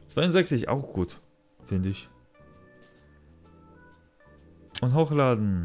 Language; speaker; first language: German; non-native, learner; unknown